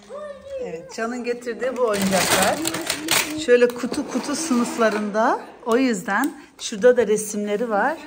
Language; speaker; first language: Turkish; early bilingual, heritage; Turkish